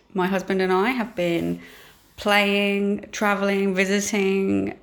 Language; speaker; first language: English; native; English